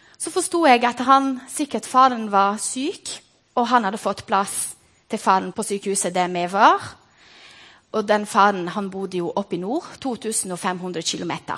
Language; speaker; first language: Norwegian; non-native, fluent; Portuguese